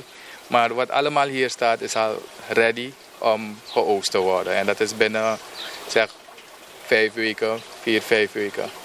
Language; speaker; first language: Dutch; non-native, local second language; Papiamento